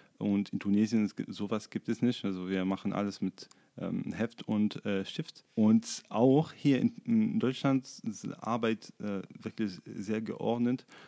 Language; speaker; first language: German; non-native, fluent; Arabic